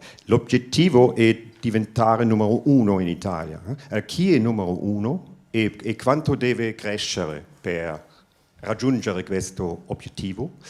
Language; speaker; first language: Italian; non-native, fluent; German